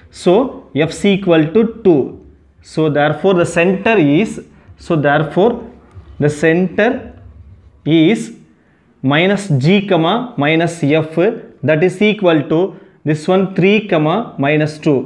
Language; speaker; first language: English; non-native, local second language; Tamil